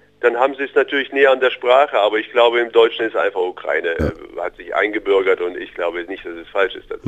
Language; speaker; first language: German; early bilingual, other home language; Russian